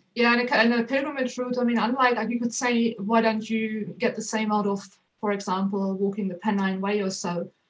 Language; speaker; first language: English; non-native, fluent; German